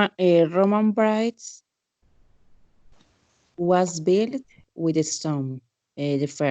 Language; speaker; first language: English; non-native, learner; Spanish